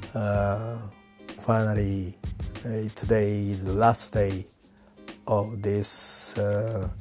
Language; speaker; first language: English; non-native, learner; Japanese